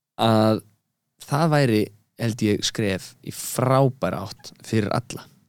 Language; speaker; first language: Icelandic; early bilingual, heritage; Icelandic